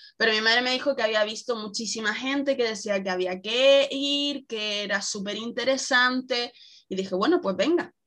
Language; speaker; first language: Spanish; native; Spanish